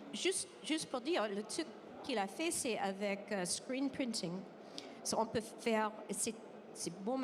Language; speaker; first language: French; non-native, fluent; English